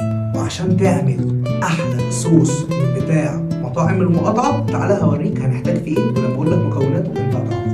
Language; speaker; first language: Arabic; native; Arabic